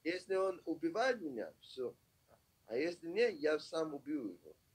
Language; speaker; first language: Russian; non-native, learner; Persian